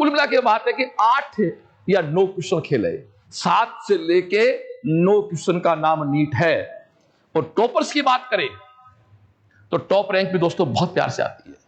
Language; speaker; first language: Hindi; native; Hindi